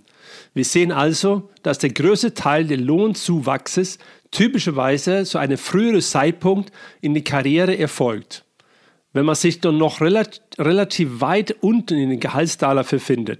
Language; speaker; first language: German; non-native, fluent; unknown